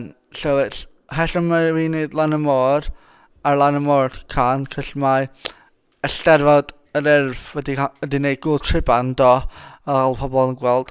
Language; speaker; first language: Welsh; non-native, local second language; English